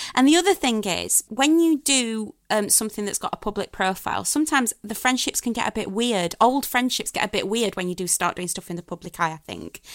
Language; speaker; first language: English; native; English